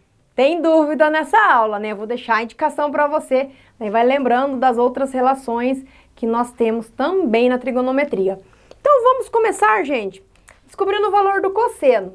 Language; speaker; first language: Portuguese; native; Portuguese